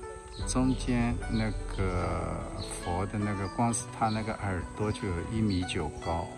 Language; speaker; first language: Chinese; native; Chinese